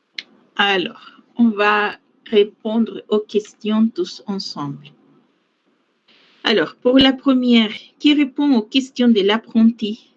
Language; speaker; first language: French; non-native, fluent; Spanish